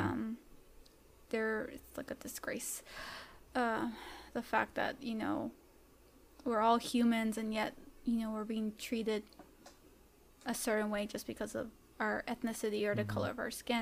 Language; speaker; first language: English; native; English